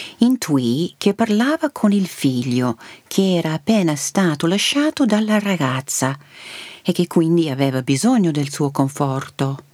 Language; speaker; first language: Italian; early bilingual, heritage; Italian